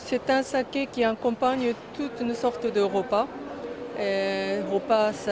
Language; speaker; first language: French; non-native, fluent; Japanese